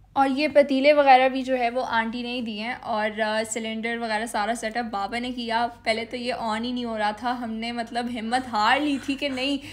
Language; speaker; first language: Urdu; native; Urdu